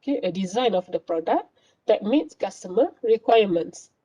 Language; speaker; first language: English; non-native, local second language; Malay